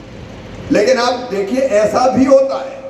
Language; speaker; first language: Hindi; native; Hindi